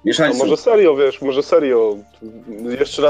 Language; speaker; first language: Polish; native; Polish